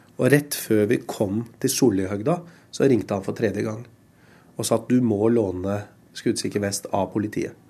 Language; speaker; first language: Norwegian; early bilingual, other home language; Urdu